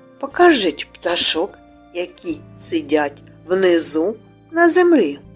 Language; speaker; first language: Ukrainian; native; Ukrainian